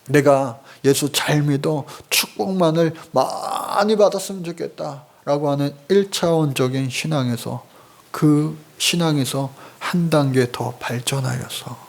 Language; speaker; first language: Korean; native; Korean